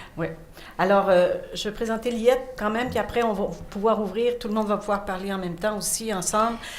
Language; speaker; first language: French; native; French